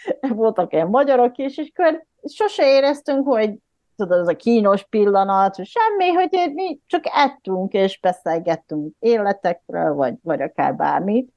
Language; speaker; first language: Hungarian; non-native, fluent; Japanese